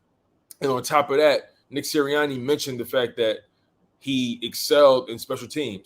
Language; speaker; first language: English; native; English